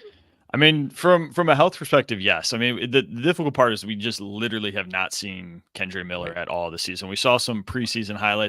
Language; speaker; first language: English; native; English